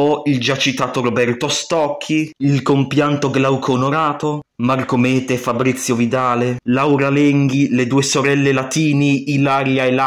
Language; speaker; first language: Italian; native; Italian